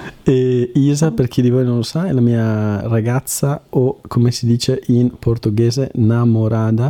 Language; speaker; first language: Italian; native; Italian